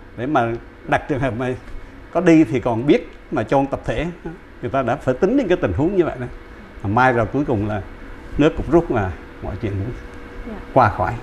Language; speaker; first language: Vietnamese; native; Vietnamese